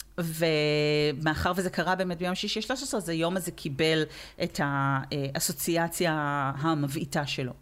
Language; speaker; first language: Hebrew; native; Hebrew